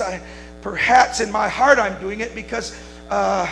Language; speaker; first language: English; native; English